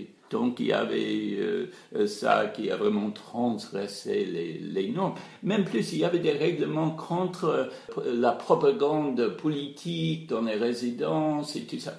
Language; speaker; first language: French; non-native, fluent; English